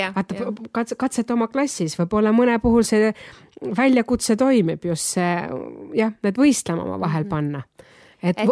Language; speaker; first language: Estonian; non-native, local second language; Russian